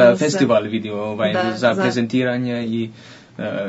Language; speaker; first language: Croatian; non-native, learner; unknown